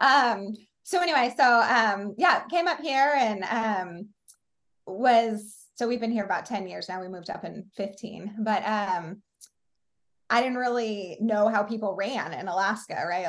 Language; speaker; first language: English; native; English